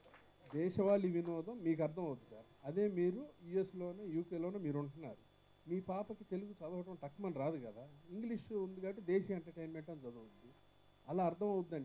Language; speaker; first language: Telugu; native; Telugu